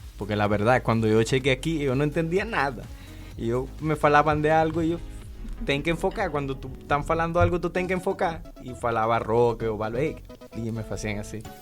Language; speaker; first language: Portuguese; non-native, learner; Spanish